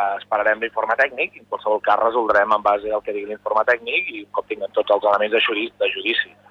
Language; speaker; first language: Catalan; native; Catalan